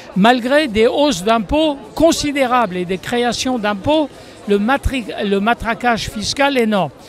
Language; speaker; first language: French; native; French